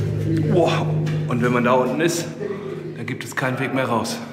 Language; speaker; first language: German; native; German